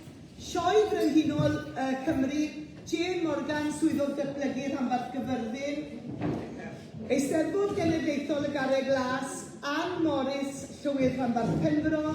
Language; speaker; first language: Welsh; native; Welsh